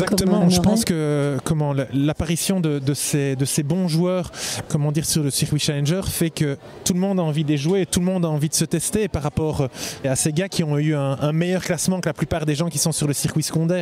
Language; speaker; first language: French; native; French